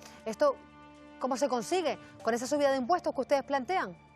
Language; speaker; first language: Spanish; native; Spanish